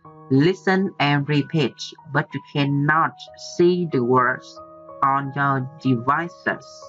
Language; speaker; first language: English; non-native, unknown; Vietnamese